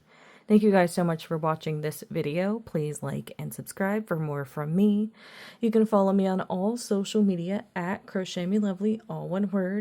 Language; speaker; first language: English; native; English